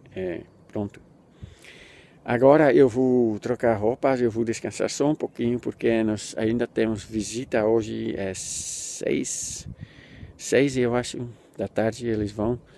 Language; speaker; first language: Portuguese; non-native, fluent; Dutch